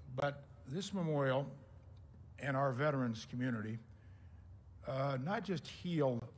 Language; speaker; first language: English; native; English